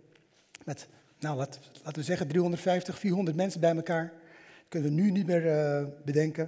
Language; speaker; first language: Dutch; native; Dutch